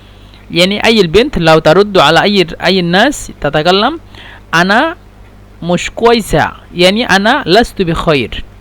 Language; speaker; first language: Arabic; non-native, fluent; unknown